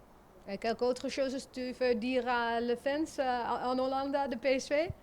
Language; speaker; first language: French; non-native, learner; Dutch